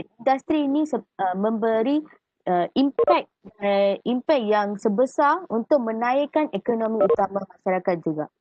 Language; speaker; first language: Malay; native; Malay